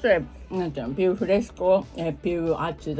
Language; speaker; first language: Italian; non-native, learner; Japanese